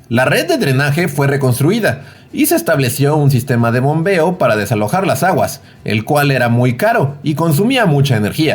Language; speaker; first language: Spanish; native; Spanish